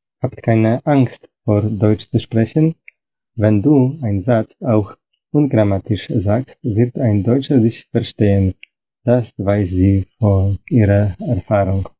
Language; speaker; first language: German; non-native, fluent; Polish